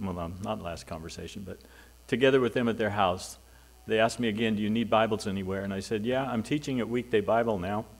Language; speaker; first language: English; native; English